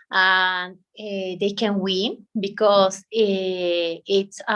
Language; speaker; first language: English; non-native, learner; Spanish